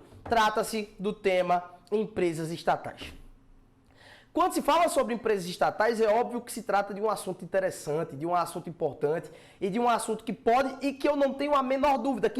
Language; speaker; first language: Portuguese; native; Portuguese